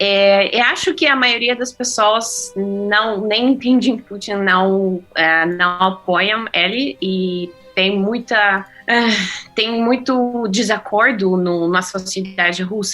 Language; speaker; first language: Portuguese; non-native, fluent; Russian